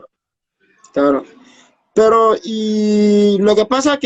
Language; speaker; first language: Spanish; non-native, learner; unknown